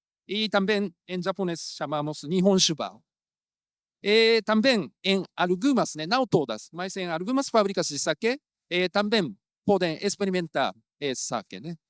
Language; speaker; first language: Portuguese; non-native, fluent; Japanese